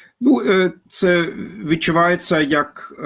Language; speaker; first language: Ukrainian; non-native, fluent; German